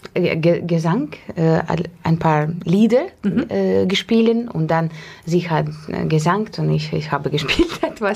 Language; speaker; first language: German; non-native, learner; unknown